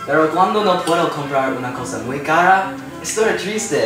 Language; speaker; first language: Spanish; non-native, learner; English